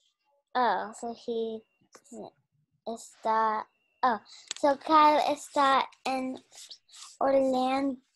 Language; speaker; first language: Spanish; non-native, learner; English